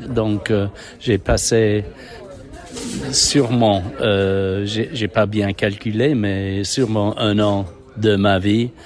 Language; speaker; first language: French; non-native, fluent; English